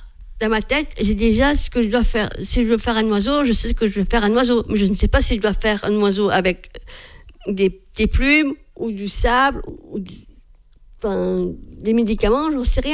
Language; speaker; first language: French; native; French